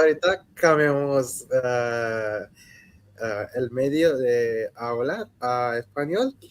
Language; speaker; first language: Spanish; non-native, learner; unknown